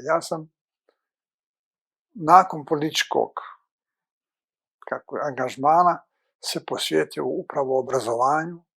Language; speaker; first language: Bosnian; native; Bosnian